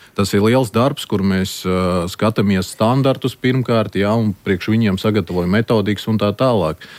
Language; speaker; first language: Latvian; non-native, local second language; Russian